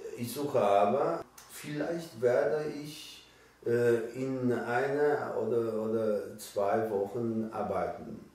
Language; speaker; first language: German; non-native, learner; Polish